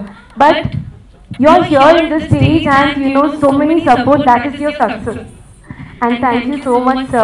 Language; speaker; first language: Telugu; non-native, learner; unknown